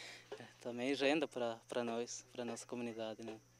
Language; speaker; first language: Portuguese; non-native, local second language; Guarani